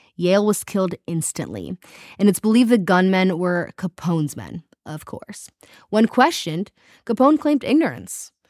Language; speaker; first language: English; native; English